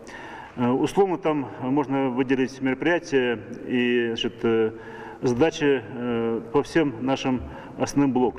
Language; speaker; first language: Russian; native; Russian